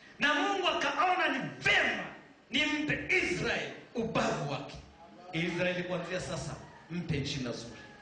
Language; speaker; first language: Swahili; native; Swahili